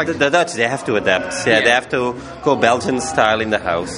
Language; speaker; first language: English; non-native, fluent; Dutch